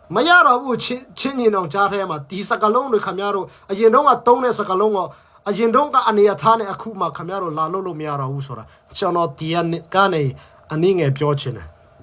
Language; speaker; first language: Burmese; non-native, local second language; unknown